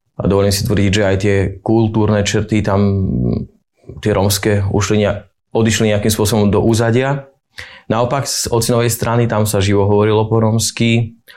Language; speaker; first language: Slovak; native; Slovak